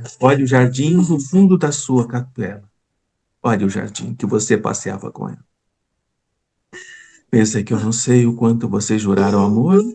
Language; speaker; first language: Portuguese; native; Portuguese